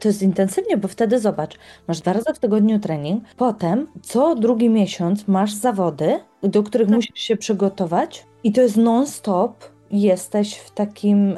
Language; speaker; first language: Polish; native; Polish